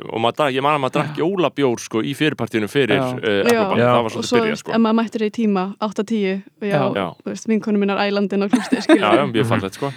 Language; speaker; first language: Icelandic; native; Icelandic